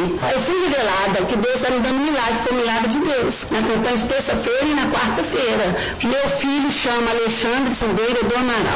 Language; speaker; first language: Portuguese; native; Portuguese